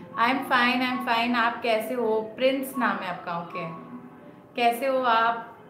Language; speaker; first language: Hindi; native; Hindi